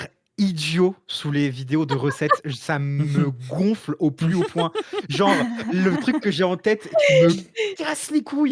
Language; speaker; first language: French; native; French